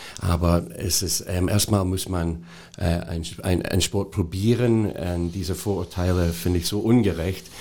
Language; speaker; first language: German; non-native, fluent; English